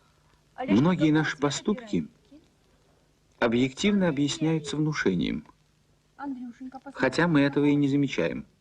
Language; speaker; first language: Russian; native; Russian